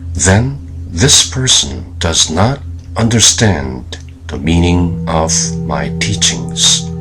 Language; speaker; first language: English; non-native, fluent; Korean